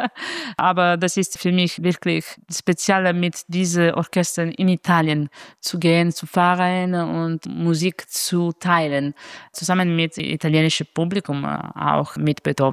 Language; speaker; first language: German; non-native, fluent; Italian